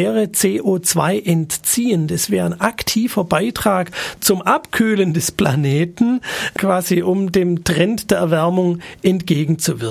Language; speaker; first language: German; native; German